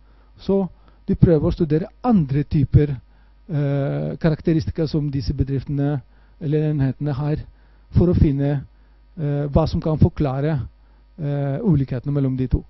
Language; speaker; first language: Norwegian; non-native, fluent; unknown